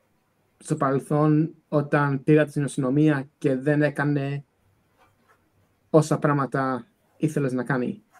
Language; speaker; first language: Greek; early bilingual, other home language; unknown